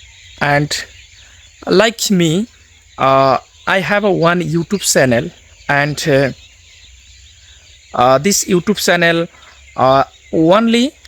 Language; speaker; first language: English; non-native, learner; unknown